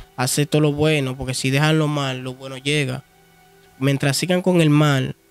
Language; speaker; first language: Spanish; non-native, fluent; Haitian Creole